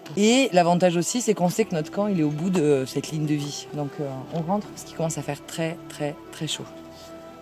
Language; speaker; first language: French; native; French